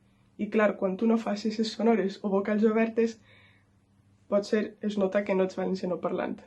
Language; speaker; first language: Catalan; non-native, local second language; Spanish